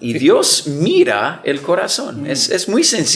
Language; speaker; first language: Spanish; non-native, fluent; English